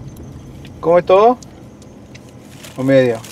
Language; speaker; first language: Spanish; non-native, learner; English